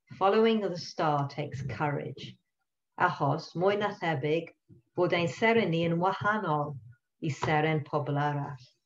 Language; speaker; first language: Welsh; non-native, local second language; English